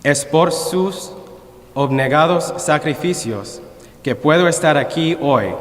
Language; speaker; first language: Spanish; early bilingual, other home language; English